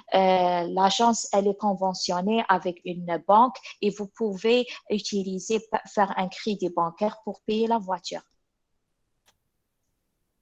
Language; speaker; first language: French; non-native, local second language; Arabic